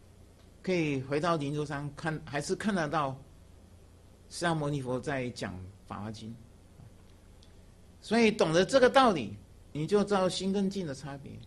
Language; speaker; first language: Chinese; native; Chinese